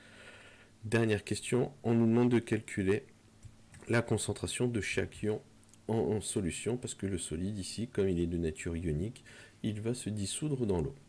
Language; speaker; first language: French; native; French